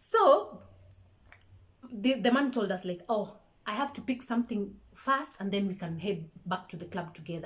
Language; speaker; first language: English; non-native, local second language; Swahili